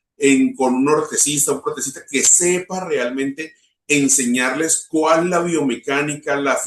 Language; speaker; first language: Spanish; native; Spanish